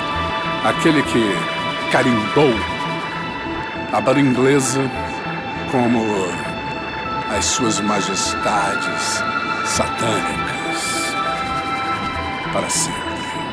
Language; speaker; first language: Portuguese; native; Portuguese